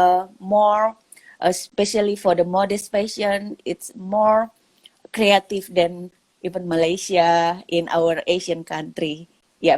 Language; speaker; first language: English; non-native, local second language; Indonesian